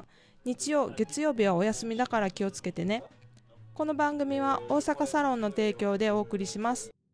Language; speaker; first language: Japanese; native; Japanese